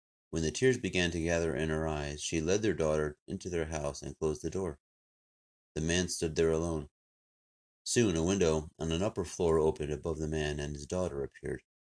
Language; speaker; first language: English; native; English